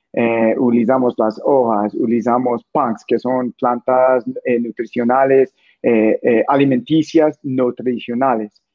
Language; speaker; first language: Spanish; non-native, fluent; English